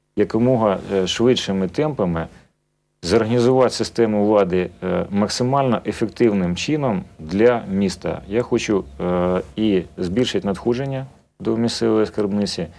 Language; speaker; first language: Ukrainian; native; Ukrainian